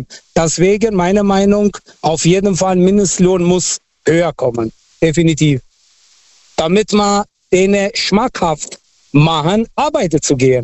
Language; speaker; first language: German; non-native, fluent; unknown